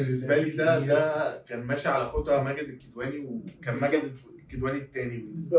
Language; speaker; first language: Arabic; native; Arabic